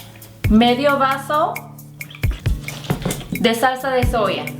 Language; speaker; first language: Spanish; non-native, fluent; Korean